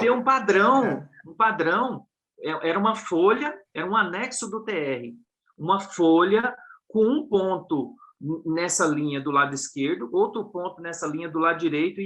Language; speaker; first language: Portuguese; native; Portuguese